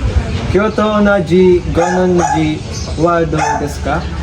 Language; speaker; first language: Japanese; non-native, learner; Filipino